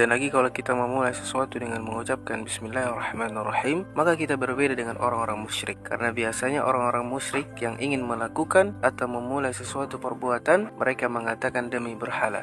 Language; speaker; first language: Malay; native; Malay